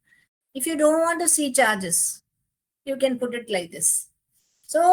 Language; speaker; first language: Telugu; non-native, learner; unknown